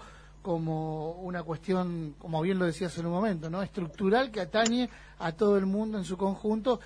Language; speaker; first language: Spanish; native; Spanish